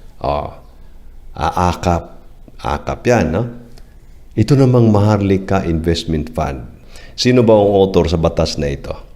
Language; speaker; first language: Filipino; non-native, local second language; Cebuano